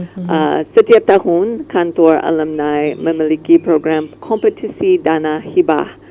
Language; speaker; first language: Indonesian; non-native, learner; English